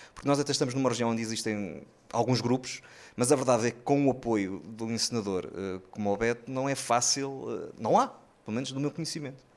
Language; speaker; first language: Portuguese; native; Portuguese